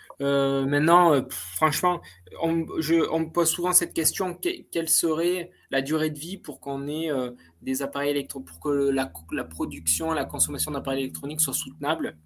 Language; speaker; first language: French; native; French